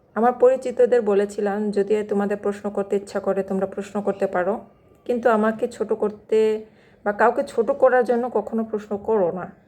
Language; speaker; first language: Bangla; non-native, local second language; Garo